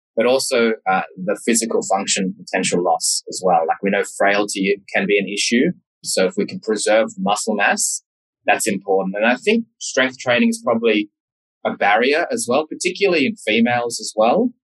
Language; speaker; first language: English; native; English